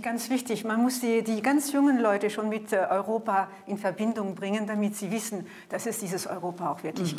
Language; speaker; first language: German; native; German